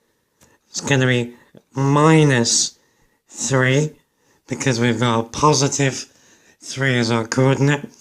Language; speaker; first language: English; native; English